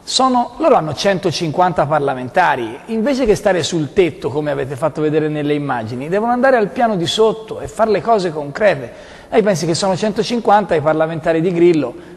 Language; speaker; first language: Italian; native; Italian